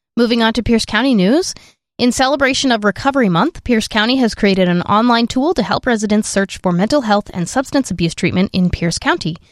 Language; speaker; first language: English; native; English